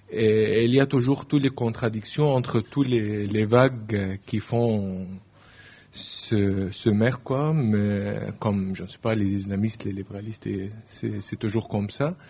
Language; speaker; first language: French; non-native, learner; Arabic